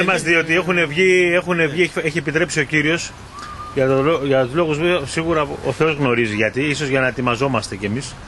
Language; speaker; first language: Greek; native; Greek